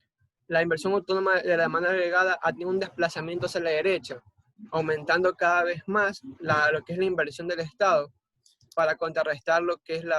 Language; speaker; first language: Spanish; native; Spanish